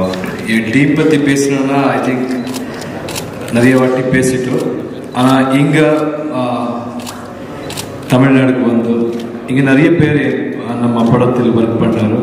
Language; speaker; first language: Tamil; non-native, learner; Kannada